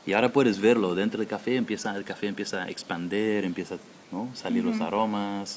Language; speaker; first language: Spanish; non-native, fluent; Dutch